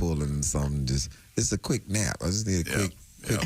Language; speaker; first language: English; native; English